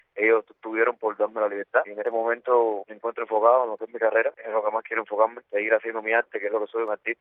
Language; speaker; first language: Spanish; native; Spanish